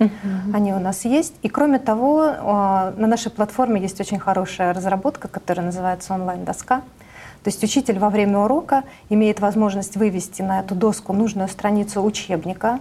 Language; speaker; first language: Russian; native; Russian